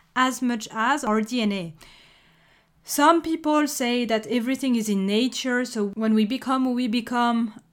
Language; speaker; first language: English; non-native, fluent; French